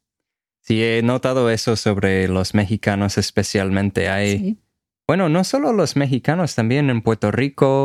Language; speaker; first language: Spanish; non-native, fluent; English